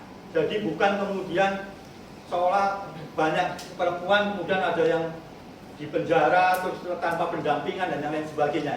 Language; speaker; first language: Indonesian; native; Indonesian